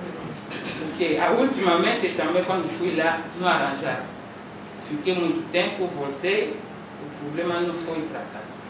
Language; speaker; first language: Portuguese; non-native, local second language; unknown